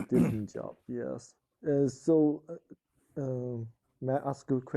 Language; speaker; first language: English; non-native, learner; Chinese